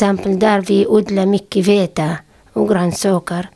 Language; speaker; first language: Swedish; non-native, learner; Syriac